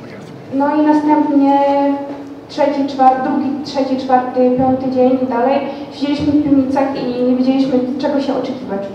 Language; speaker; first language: Polish; non-native, learner; Ukrainian